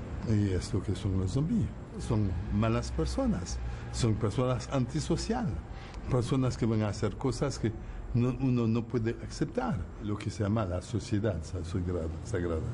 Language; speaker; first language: Spanish; non-native, fluent; Haitian Creole